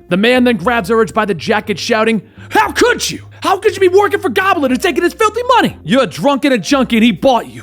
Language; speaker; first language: English; native; English